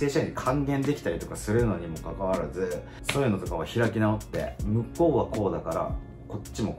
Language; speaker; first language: Japanese; native; Japanese